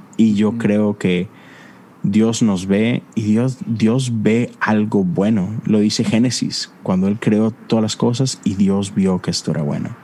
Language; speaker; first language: Spanish; native; Spanish